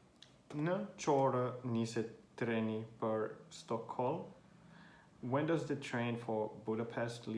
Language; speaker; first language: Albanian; non-native, learner; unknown